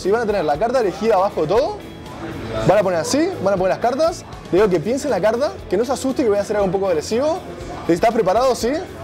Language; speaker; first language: Spanish; native; Spanish